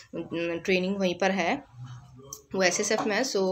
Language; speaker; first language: Hindi; native; Hindi